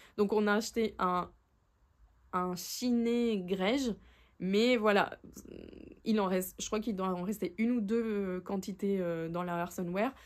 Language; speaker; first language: French; native; French